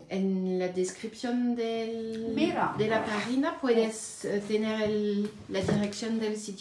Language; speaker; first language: Spanish; non-native, learner; French